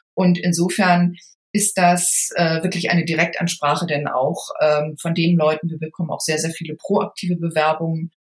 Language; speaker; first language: German; native; German